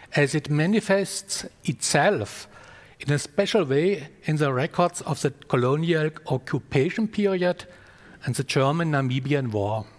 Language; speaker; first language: English; non-native, fluent; German